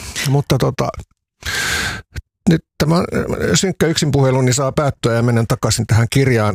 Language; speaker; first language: Finnish; native; Finnish